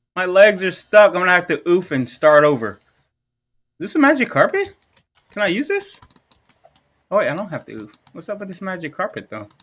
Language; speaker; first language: English; native; English